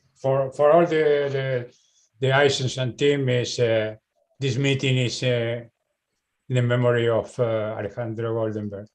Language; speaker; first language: English; non-native, learner; Spanish